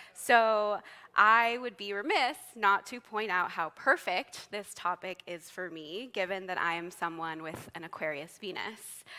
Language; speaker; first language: English; native; English